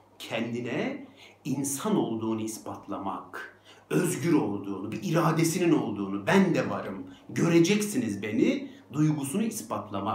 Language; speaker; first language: Turkish; native; Turkish